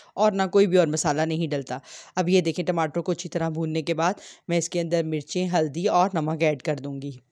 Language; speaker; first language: Hindi; native; Hindi